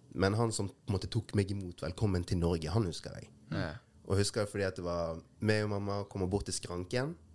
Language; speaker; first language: Norwegian; early bilingual, other home language; Rundi